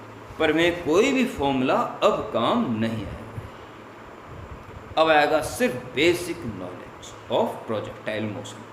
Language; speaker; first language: Hindi; native; Hindi